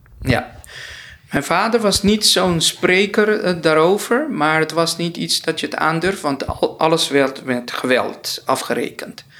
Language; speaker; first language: Dutch; non-native, local second language; Papiamento